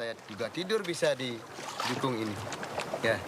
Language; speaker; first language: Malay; non-native, local second language; Balinese